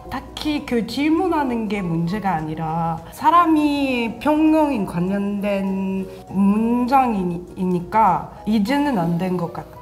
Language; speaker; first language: Korean; non-native, learner; French